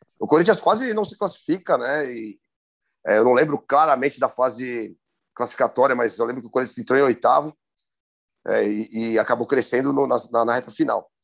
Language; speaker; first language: Portuguese; native; Portuguese